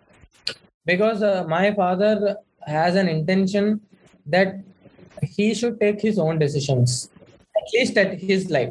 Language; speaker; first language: English; non-native, local second language; Telugu